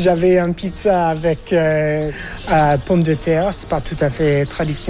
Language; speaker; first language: French; non-native, fluent; English